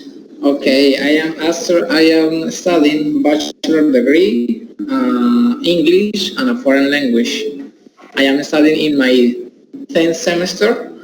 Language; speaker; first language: English; non-native, learner; Spanish